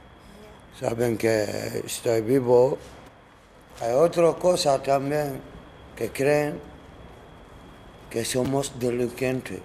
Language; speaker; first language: Spanish; non-native, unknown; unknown